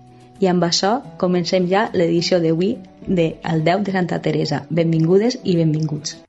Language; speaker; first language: Catalan; native; Catalan